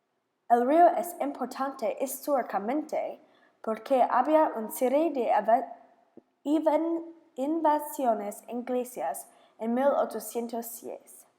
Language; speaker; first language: Spanish; non-native, learner; English